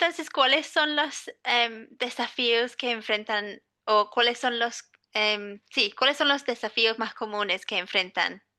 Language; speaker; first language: Spanish; non-native, fluent; English